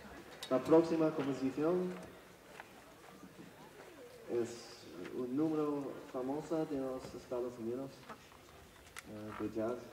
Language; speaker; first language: Spanish; non-native, learner; English